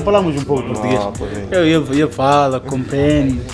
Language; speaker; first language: French; non-native, learner; Portuguese